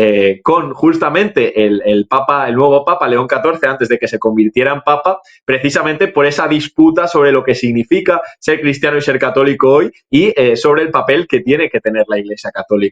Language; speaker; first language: Spanish; native; Spanish